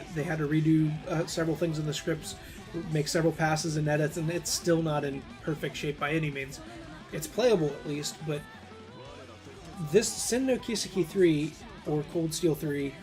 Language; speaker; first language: English; native; English